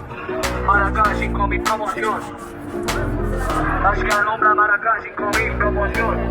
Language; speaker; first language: Spanish; native; Spanish